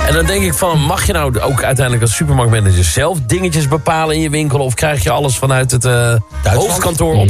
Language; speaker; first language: Dutch; native; Dutch